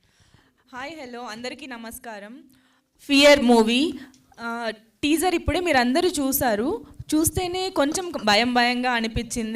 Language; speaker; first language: Telugu; non-native, local second language; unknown